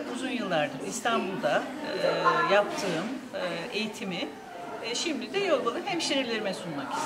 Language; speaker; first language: Turkish; native; Turkish